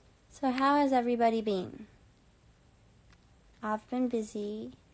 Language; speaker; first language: English; early bilingual, other home language; Korean